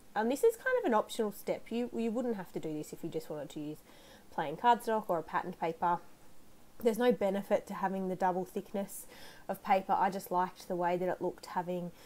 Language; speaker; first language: English; native; English